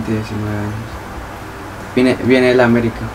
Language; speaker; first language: Spanish; early bilingual, heritage; Spanish